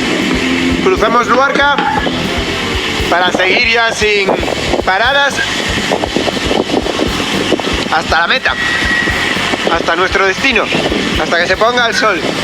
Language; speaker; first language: Spanish; native; Spanish